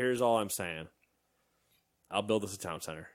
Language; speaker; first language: English; native; English